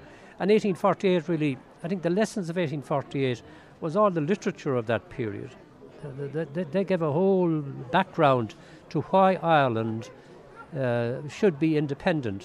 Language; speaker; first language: English; native; English